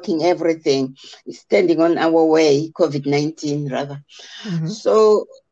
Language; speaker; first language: English; non-native, local second language; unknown